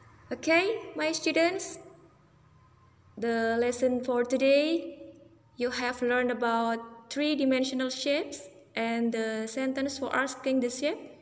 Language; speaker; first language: English; non-native, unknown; Indonesian